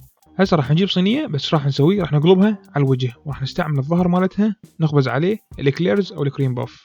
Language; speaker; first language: Arabic; native; Arabic